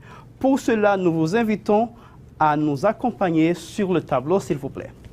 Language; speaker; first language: French; non-native, fluent; Spanish